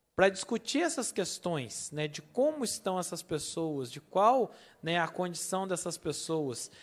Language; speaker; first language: Portuguese; native; Portuguese